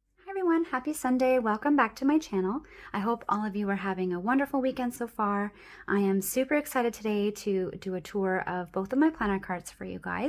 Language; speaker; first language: English; native; English